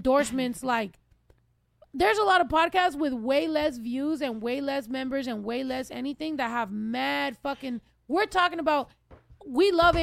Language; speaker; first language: English; native; English